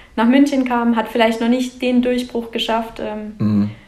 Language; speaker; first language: German; native; German